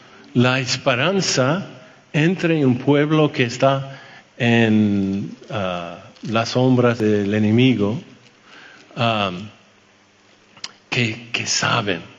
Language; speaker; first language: Spanish; non-native, fluent; French